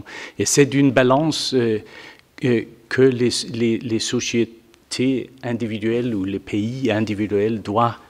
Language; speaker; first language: French; non-native, fluent; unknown